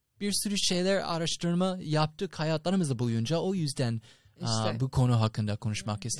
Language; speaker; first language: Turkish; non-native, fluent; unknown